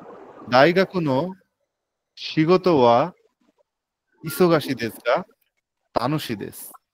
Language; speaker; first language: Japanese; non-native, learner; Bangla